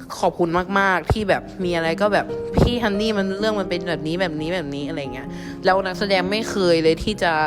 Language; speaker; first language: Thai; native; Thai